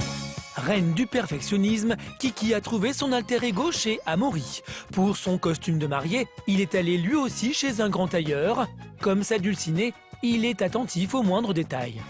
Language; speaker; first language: French; native; French